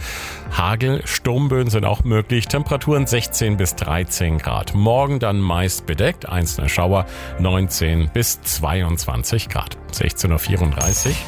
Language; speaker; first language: German; native; German